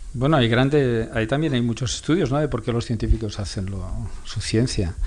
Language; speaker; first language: Spanish; non-native, local second language; Catalan